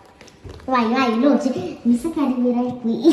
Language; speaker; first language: Italian; early bilingual, other home language; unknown